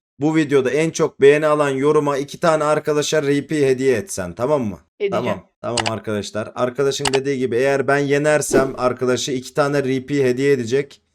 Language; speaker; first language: Turkish; native; Turkish